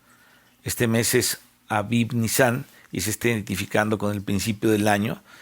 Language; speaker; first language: Spanish; native; Spanish